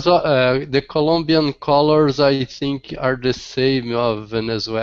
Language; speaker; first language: English; non-native, learner; Portuguese